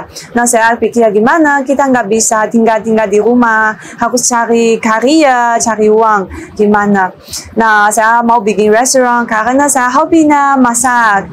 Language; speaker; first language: Indonesian; non-native, learner; Chinese